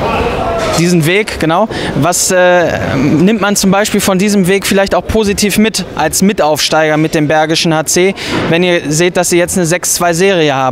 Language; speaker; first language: German; native; German